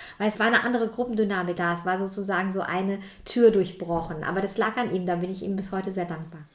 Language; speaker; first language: German; native; German